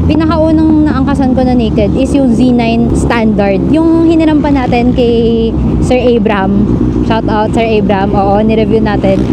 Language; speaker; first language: Filipino; native; Filipino